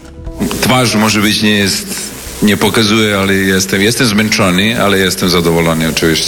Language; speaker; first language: Polish; non-native, learner; Serbian